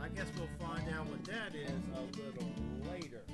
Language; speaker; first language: English; native; English